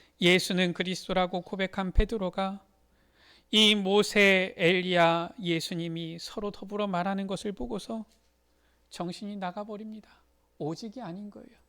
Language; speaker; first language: Korean; native; Korean